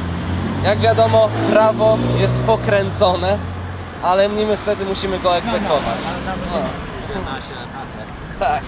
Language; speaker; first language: Polish; native; Polish